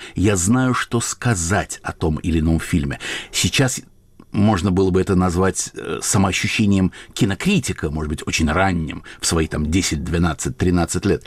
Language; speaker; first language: Russian; native; Russian